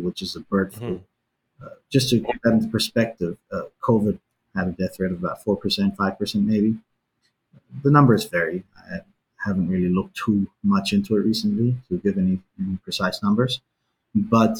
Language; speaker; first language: English; native; English